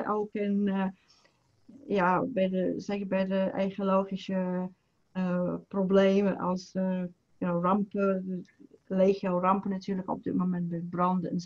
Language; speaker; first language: Dutch; non-native, fluent; English